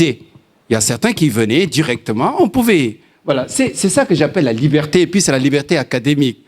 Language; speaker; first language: French; non-native, local second language; Wolof